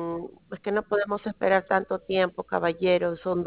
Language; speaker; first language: Spanish; native; Spanish